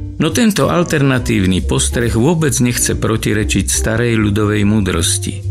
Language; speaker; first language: Slovak; native; Slovak